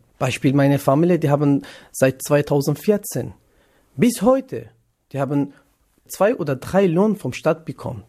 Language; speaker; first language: German; non-native, learner; Kurdish